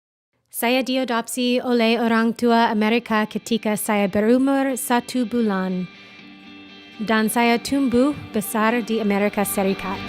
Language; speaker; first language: Indonesian; non-native, learner; English